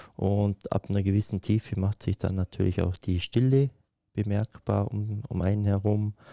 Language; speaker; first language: German; native; German